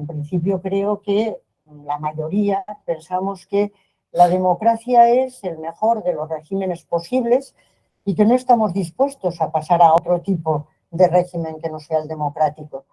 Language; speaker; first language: Spanish; native; Spanish